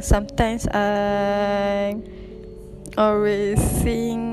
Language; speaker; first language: English; non-native, learner; Malay